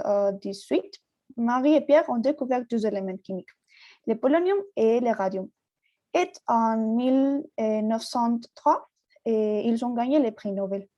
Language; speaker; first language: French; non-native, learner; Spanish